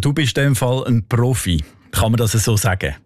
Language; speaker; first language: German; native; German